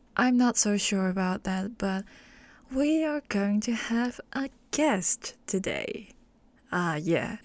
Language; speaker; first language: English; non-native, local second language; Cantonese